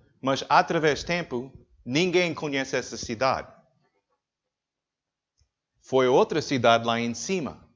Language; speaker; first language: Portuguese; non-native, learner; English